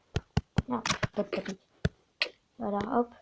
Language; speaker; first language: French; native; French